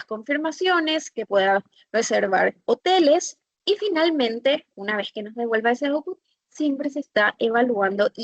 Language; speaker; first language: Spanish; native; Spanish